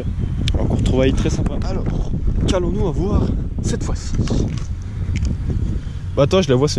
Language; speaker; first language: French; native; French